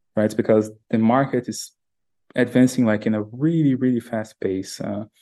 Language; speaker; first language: English; non-native, fluent; Portuguese